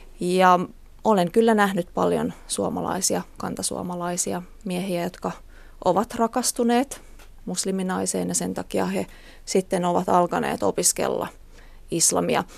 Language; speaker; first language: Finnish; native; Finnish